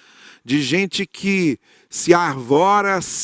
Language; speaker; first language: Portuguese; native; Portuguese